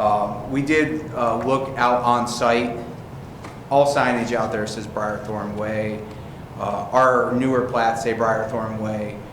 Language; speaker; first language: English; native; English